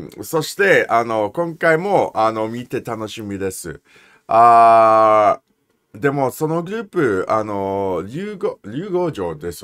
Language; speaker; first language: Japanese; non-native, learner; English